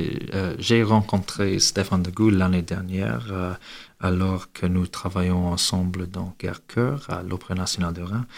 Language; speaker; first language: French; non-native, learner; English